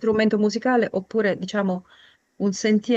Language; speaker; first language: Italian; native; Italian